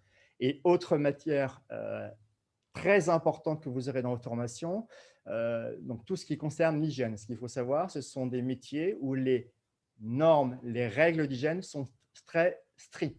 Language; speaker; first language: French; native; French